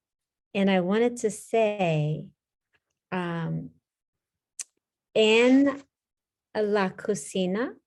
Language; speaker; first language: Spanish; non-native, learner; English